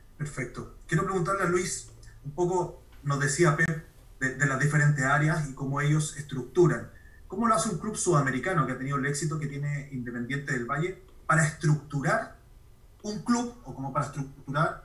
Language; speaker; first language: Spanish; native; Spanish